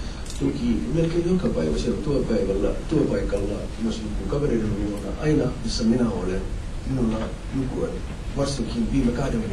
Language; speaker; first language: Finnish; non-native, fluent; Somali